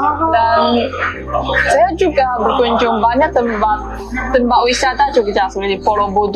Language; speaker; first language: Indonesian; non-native, learner; Chinese